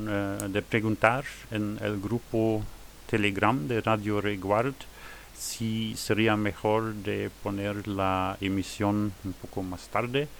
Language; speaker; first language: Spanish; non-native, fluent; German